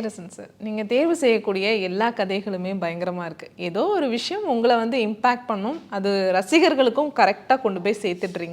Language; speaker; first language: Tamil; native; Tamil